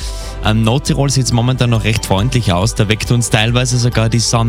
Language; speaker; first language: German; native; German